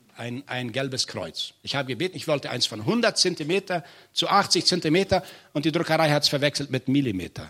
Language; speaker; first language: German; non-native, fluent; Portuguese